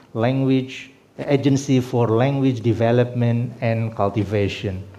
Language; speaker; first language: English; non-native, fluent; Sundanese